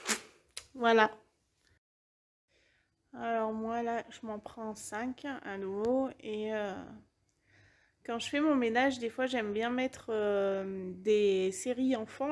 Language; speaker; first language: French; native; French